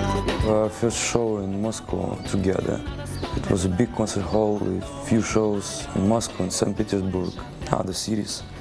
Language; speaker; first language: English; non-native, learner; Russian